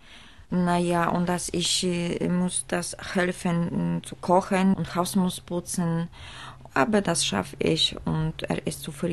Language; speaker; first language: German; non-native, learner; Polish